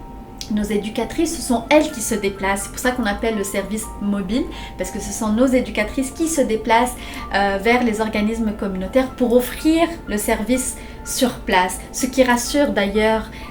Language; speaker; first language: French; native; French